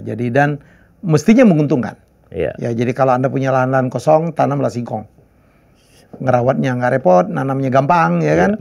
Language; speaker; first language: Indonesian; native; Indonesian